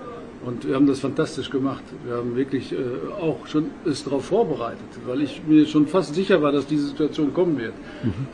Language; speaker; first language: German; native; German